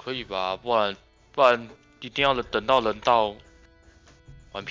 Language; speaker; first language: Chinese; native; Chinese